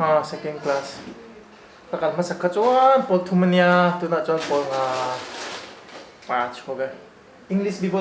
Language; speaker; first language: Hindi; non-native, local second language; Mizo